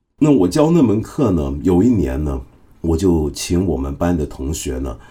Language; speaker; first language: Chinese; non-native, local second language; Cantonese